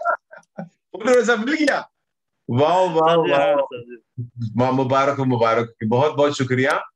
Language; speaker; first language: Hindi; native; Hindi